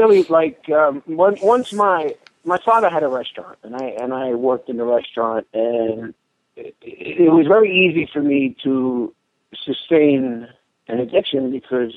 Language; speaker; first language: English; native; English